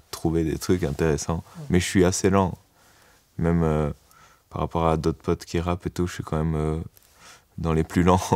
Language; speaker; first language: French; native; French